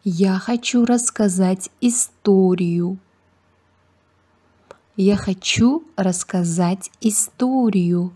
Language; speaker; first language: Russian; non-native, fluent; Uzbek